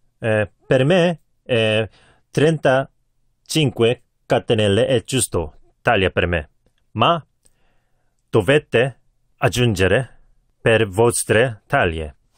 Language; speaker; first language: Italian; non-native, learner; Korean